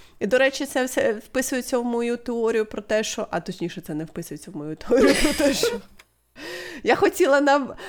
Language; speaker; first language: Ukrainian; non-native, local second language; Russian